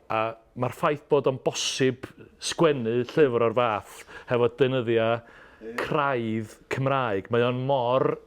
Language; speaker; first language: Welsh; native; Welsh